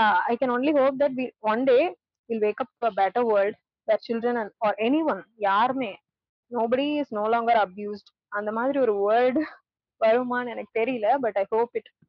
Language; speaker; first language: English; non-native, local second language; Tamil